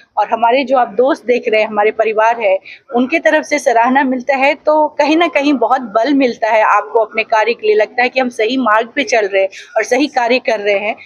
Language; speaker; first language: Hindi; native; Hindi